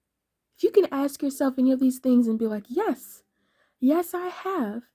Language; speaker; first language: English; native; English